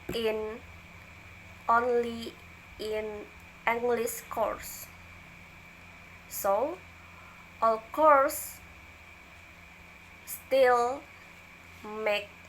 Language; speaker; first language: English; non-native, learner; Indonesian